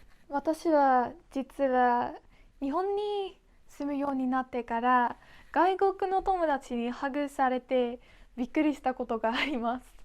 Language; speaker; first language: Japanese; non-native, fluent; Dutch